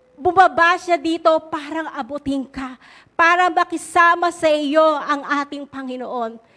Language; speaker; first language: Filipino; native; Filipino